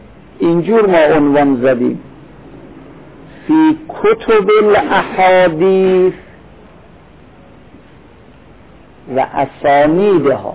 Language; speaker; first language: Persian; native; Persian